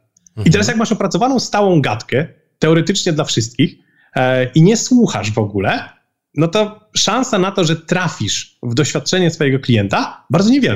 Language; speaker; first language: Polish; native; Polish